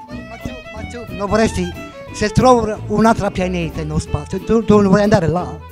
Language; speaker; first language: Italian; early bilingual, heritage; English